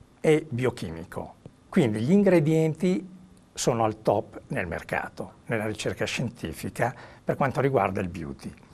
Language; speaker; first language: Italian; native; Italian